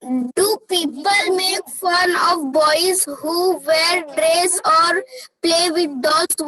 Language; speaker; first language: English; non-native, learner; Hindi